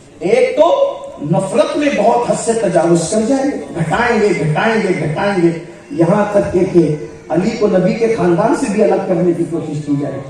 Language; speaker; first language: Urdu; native; Urdu